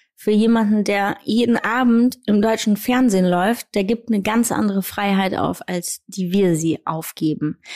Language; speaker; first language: German; native; German